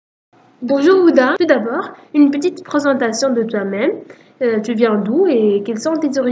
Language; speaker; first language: French; non-native, fluent; Italian